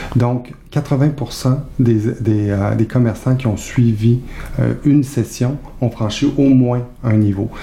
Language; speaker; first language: French; native; French